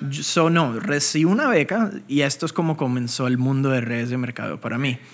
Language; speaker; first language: Spanish; early bilingual, heritage; Spanish